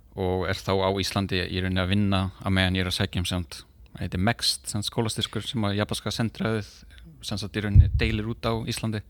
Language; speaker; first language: Icelandic; native; Icelandic